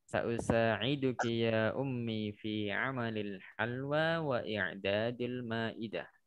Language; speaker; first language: Arabic; non-native, fluent; Indonesian